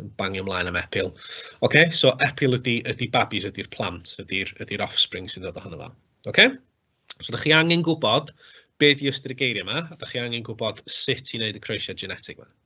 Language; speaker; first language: Welsh; native; Welsh